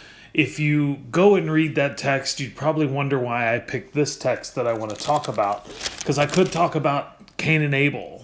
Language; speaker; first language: English; native; English